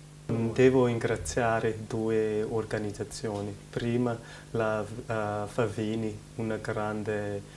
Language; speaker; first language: Italian; non-native, learner; Malagasy